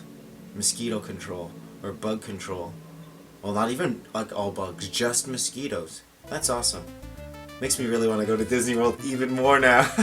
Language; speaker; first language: English; native; English